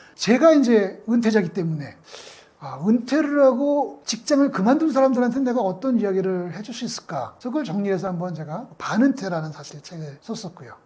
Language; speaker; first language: Korean; native; Korean